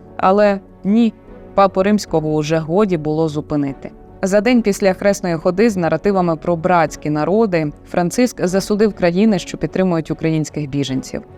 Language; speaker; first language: Ukrainian; native; Ukrainian